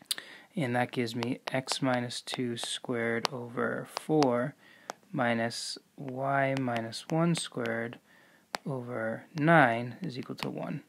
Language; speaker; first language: English; native; English